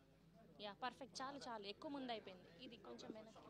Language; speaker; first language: Telugu; native; Telugu